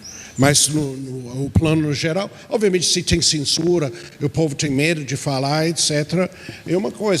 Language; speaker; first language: Portuguese; non-native, fluent; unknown